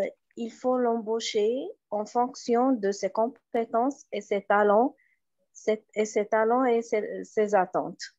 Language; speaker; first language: French; non-native, learner; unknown